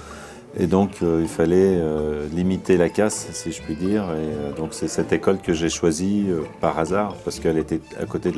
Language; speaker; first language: French; early bilingual, other home language; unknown